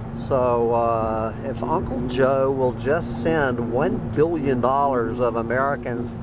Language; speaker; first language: English; native; English